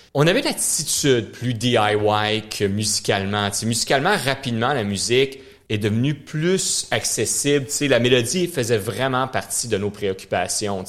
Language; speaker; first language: French; native; French